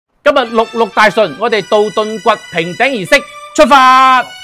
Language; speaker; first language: Cantonese; native; Cantonese